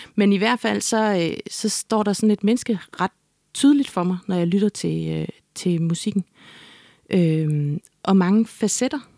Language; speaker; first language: Danish; native; Danish